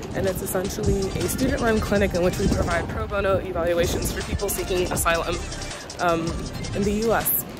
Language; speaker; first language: English; native; English